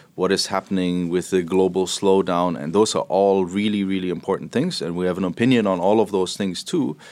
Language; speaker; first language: English; non-native, fluent; German